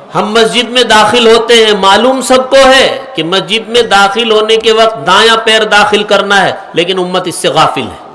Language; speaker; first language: Urdu; native; Urdu